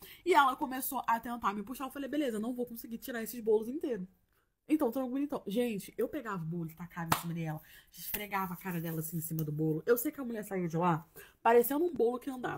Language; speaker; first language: Portuguese; native; Portuguese